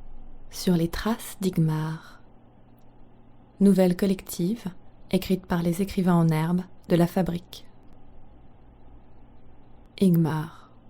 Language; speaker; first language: French; native; French